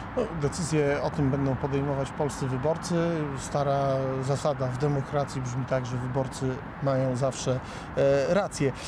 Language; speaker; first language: Polish; native; Polish